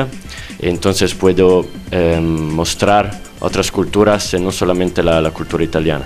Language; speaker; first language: Spanish; non-native, fluent; Italian